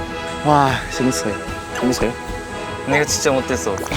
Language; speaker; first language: Korean; non-native, learner; Japanese